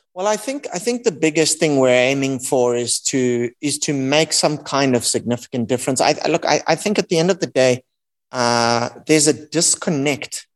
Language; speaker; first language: English; native; English